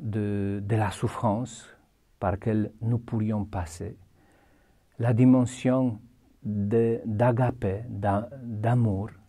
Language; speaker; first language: French; non-native, fluent; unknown